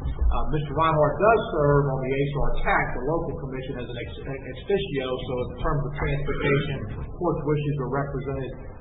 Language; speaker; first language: English; native; English